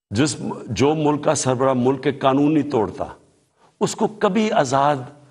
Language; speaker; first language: Urdu; native; Urdu